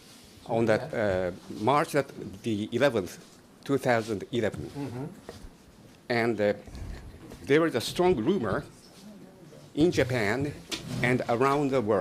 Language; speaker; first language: English; non-native, fluent; Japanese